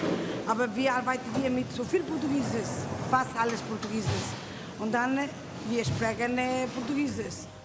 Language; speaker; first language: German; non-native, learner; Portuguese